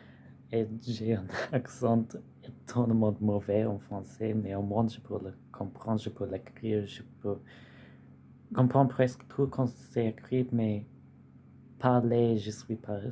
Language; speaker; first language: French; non-native, learner; English